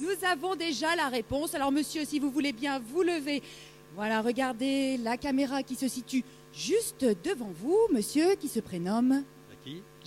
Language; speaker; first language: French; native; French